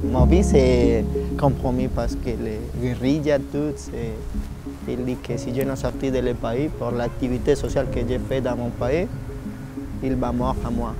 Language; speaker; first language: French; non-native, learner; Spanish